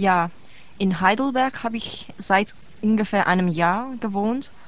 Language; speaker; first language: German; non-native, fluent; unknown